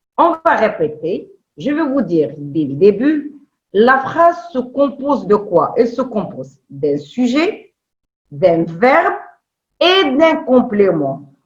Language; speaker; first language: French; non-native, local second language; Arabic